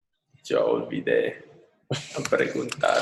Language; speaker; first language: Spanish; non-native, learner; English